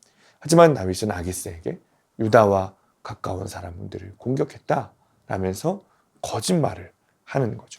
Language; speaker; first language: Korean; native; Korean